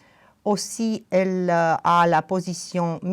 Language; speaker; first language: French; non-native, fluent; Romanian